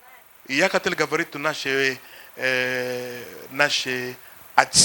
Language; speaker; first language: Russian; non-native, fluent; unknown